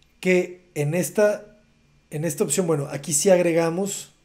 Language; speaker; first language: Spanish; native; Spanish